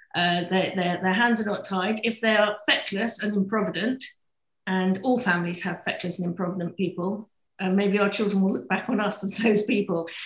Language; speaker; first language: English; native; English